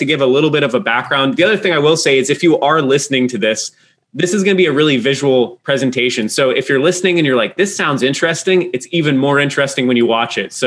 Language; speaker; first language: English; native; English